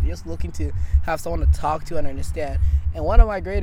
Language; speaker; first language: English; early bilingual, other home language; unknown